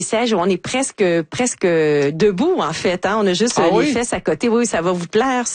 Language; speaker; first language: French; native; French